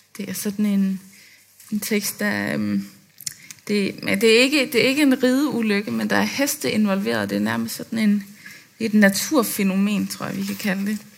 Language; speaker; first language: Danish; native; Danish